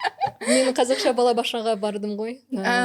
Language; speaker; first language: Kazakh; non-native, local second language; Russian